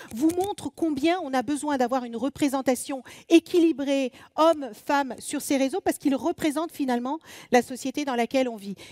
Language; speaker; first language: French; native; French